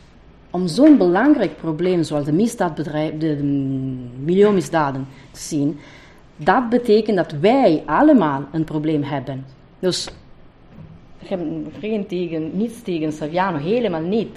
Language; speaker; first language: Dutch; non-native, fluent; Italian